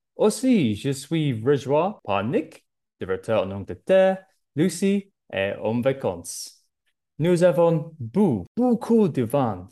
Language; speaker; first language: French; non-native, learner; English